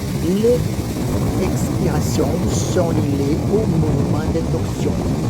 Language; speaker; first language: French; non-native, learner; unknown